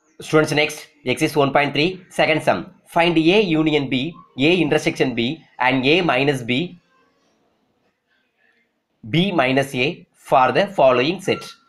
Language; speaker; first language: English; non-native, local second language; Tamil